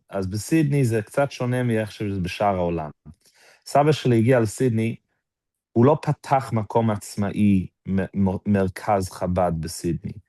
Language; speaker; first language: Hebrew; early bilingual, heritage; Hebrew